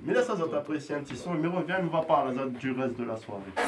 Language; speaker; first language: French; non-native, local second language; Réunion Creole French